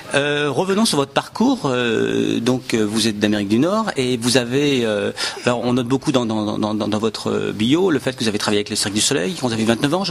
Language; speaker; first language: French; native; French